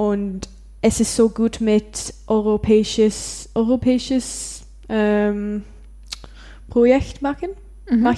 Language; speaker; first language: German; non-native, learner; English